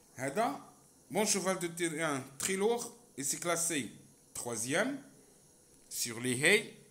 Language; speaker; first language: French; non-native, local second language; Arabic